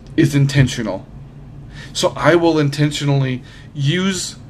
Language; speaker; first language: English; native; English